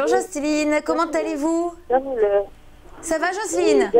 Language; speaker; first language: French; native; French